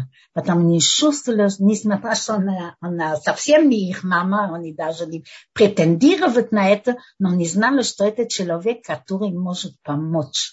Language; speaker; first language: Russian; early bilingual, heritage; Russian